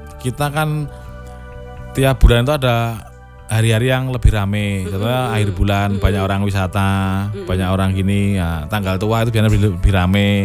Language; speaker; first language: Indonesian; non-native, local second language; Javanese